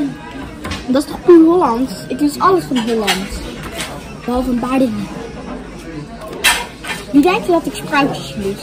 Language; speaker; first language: Dutch; early bilingual, other home language; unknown